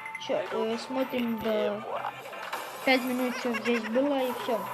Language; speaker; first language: Russian; non-native, local second language; Ukrainian